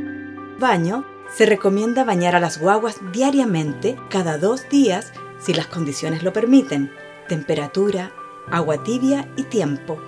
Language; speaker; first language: Spanish; native; Spanish